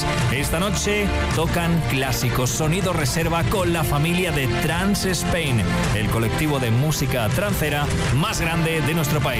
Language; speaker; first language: Spanish; native; Spanish